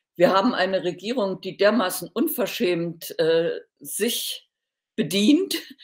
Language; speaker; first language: German; native; German